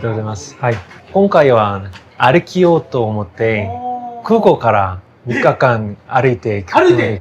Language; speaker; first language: Japanese; non-native, fluent; Korean